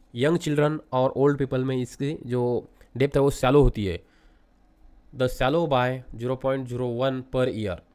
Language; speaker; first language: Hindi; non-native, local second language; Marathi